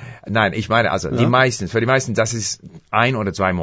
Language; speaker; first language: German; non-native, fluent; English